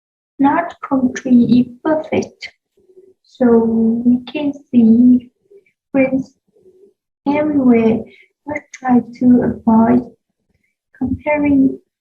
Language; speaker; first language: English; non-native, learner; Vietnamese